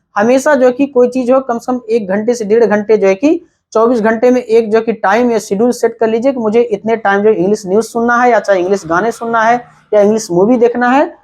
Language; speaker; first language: Hindi; native; Hindi